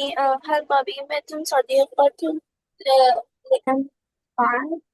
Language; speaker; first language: Arabic; non-native, learner; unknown